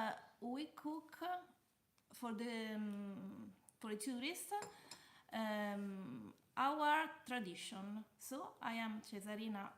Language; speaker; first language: English; non-native, learner; Italian